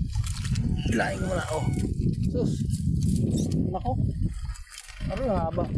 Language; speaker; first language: Filipino; non-native, local second language; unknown